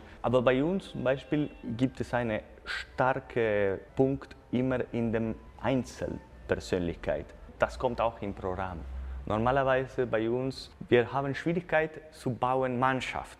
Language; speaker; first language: German; non-native, fluent; Spanish